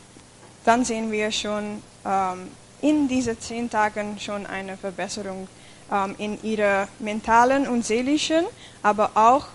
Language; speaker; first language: German; non-native, fluent; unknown